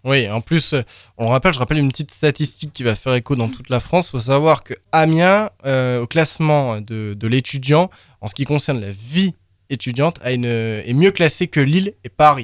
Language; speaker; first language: French; native; French